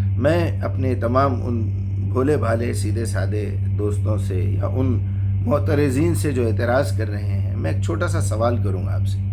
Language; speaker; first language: Urdu; native; Urdu